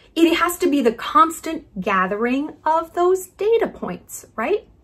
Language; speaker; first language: English; native; English